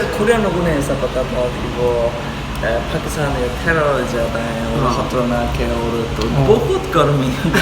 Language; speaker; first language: Urdu; non-native, learner; Korean